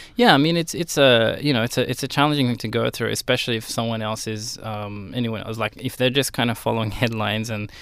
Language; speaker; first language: English; native; English